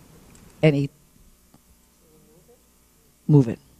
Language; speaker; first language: English; native; English